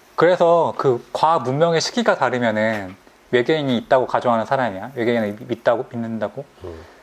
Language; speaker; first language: Korean; native; Korean